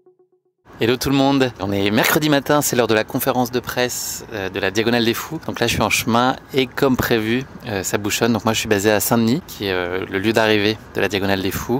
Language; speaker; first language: French; native; French